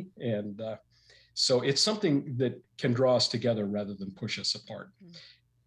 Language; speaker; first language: English; native; English